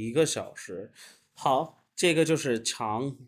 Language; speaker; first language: Chinese; non-native, fluent; Urdu